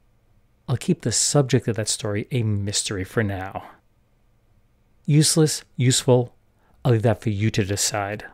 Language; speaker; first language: English; native; English